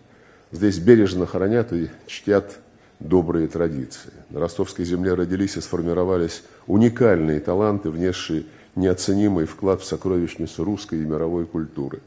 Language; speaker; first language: Russian; native; Russian